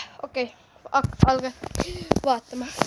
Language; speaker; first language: Estonian; early bilingual, heritage; Finnish